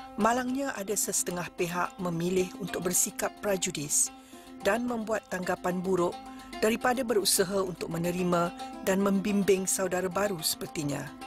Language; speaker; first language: Malay; native; Malay